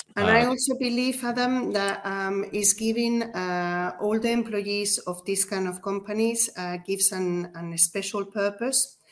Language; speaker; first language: English; non-native, fluent; Spanish